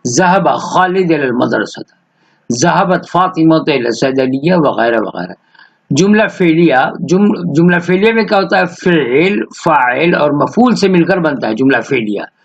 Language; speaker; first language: Urdu; native; Urdu